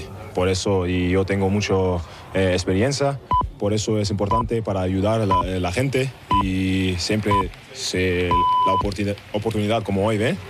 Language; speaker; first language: Spanish; non-native, learner; German